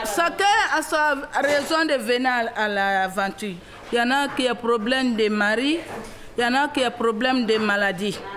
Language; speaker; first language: French; non-native, local second language; Mandingo